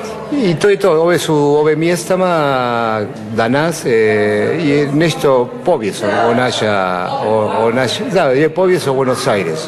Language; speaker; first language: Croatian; early bilingual, heritage; Spanish